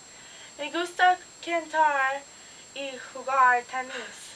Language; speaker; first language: Spanish; non-native, learner; English